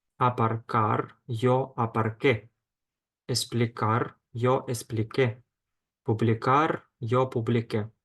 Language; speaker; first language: Spanish; non-native, fluent; Ukrainian